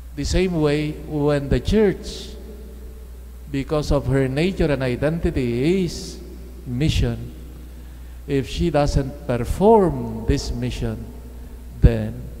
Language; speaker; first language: English; non-native, local second language; Filipino